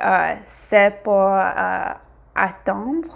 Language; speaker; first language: French; non-native, learner; English